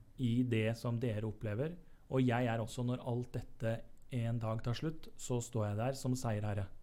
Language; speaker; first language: Norwegian; native; Norwegian